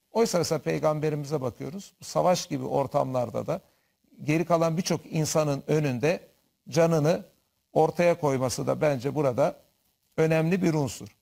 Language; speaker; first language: Turkish; native; Turkish